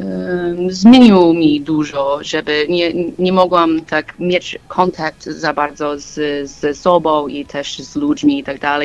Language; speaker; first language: Polish; non-native, learner; English